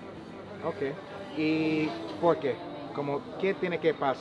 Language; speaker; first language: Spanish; non-native, learner; English